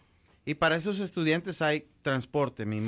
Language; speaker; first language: Spanish; native; Spanish